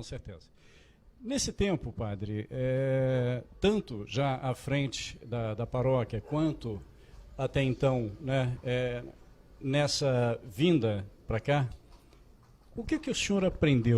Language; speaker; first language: Portuguese; native; Portuguese